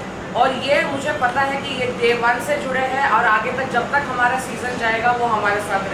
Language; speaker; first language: Hindi; native; Hindi